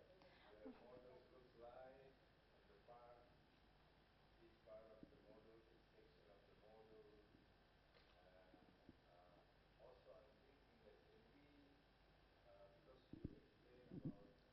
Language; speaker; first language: English; non-native, fluent; Indonesian